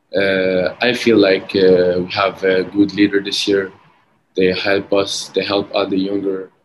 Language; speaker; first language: English; early bilingual, other home language; Arabic